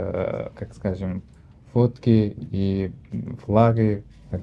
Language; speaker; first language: Russian; non-native, learner; Uzbek